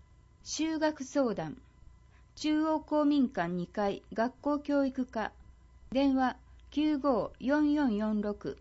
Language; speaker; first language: Japanese; native; Japanese